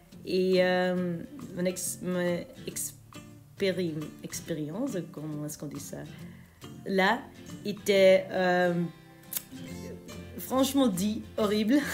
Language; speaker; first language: French; non-native, local second language; Dutch